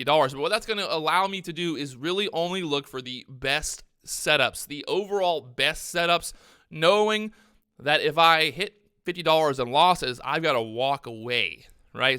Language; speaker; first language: English; native; English